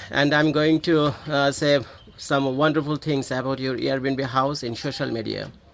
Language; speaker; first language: English; non-native, local second language; Bangla